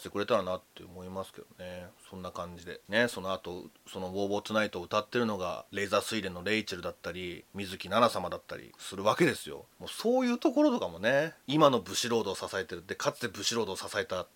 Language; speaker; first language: Japanese; native; Japanese